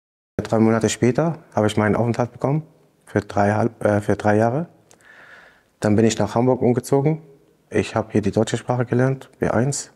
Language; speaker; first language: German; non-native, fluent; Arabic